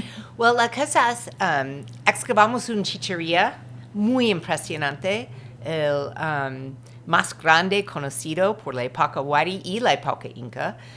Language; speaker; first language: Spanish; non-native, fluent; English